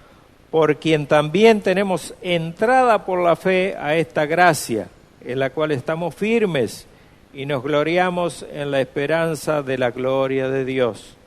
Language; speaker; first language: Spanish; native; Spanish